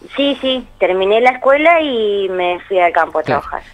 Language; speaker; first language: Spanish; native; Spanish